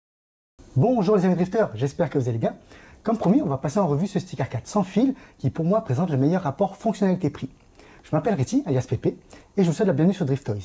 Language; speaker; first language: French; native; French